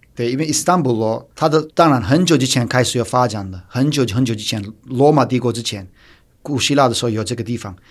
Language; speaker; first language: Chinese; non-native, fluent; Turkish